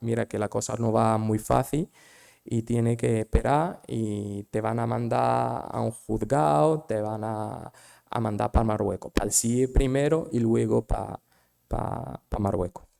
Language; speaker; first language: Spanish; non-native, fluent; Arabic